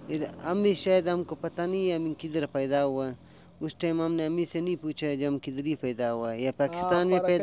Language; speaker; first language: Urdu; non-native, local second language; Pashto